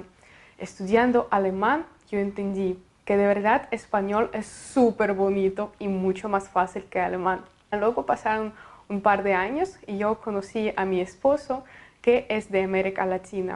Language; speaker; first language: Spanish; non-native, fluent; Russian